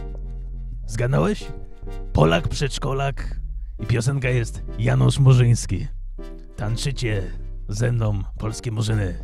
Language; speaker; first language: Polish; early bilingual, heritage; English